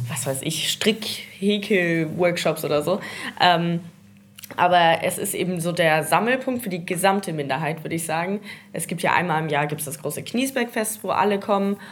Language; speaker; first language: German; early bilingual, heritage; Danish